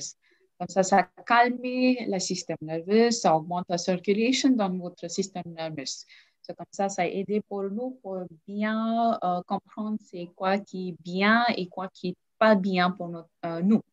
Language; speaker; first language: French; non-native, learner; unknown